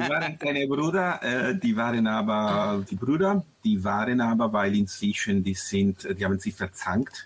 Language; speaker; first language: German; non-native, fluent; Italian